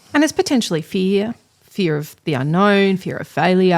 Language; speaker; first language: English; native; English